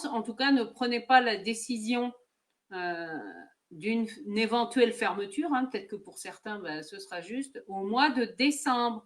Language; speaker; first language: French; native; French